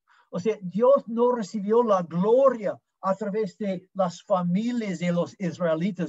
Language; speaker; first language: Spanish; non-native, fluent; English